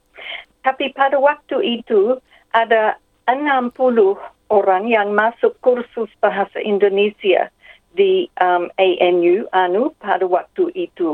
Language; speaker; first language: Indonesian; non-native, fluent; English